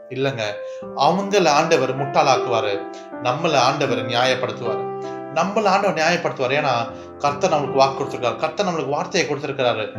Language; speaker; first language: Tamil; early bilingual, heritage; Tamil